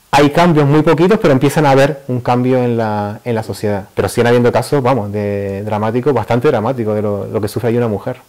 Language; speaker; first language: Spanish; native; Spanish